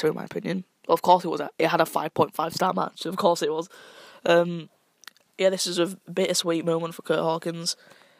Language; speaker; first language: English; native; English